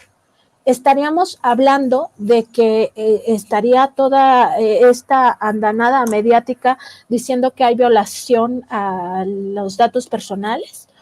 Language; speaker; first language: Spanish; native; Spanish